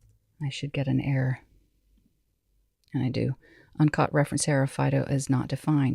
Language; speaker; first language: English; native; English